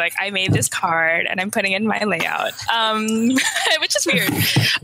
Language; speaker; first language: English; non-native, local second language; Filipino